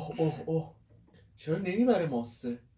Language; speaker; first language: Persian; native; Persian